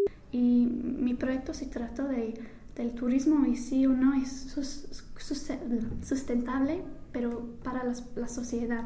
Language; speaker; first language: Spanish; non-native, fluent; English